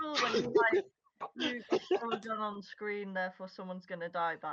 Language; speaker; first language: English; native; English